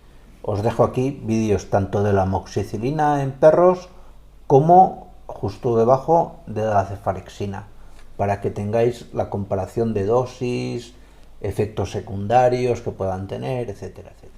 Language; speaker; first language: Spanish; native; Spanish